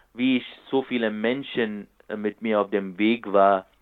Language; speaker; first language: German; non-native, fluent; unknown